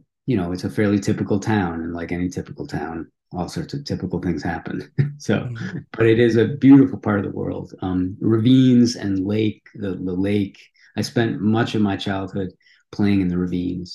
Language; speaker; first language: English; native; English